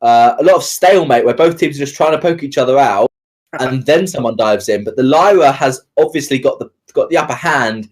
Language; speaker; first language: English; native; English